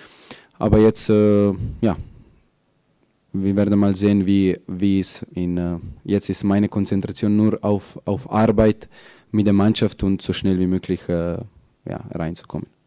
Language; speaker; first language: German; non-native, fluent; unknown